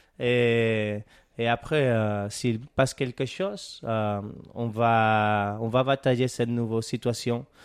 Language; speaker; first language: French; non-native, learner; Catalan